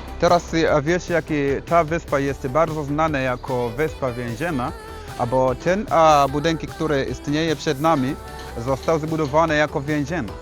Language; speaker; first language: Polish; non-native, fluent; Swahili